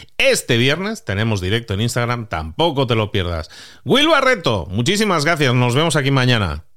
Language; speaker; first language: Spanish; native; Spanish